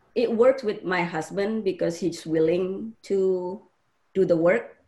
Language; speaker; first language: English; non-native, fluent; Indonesian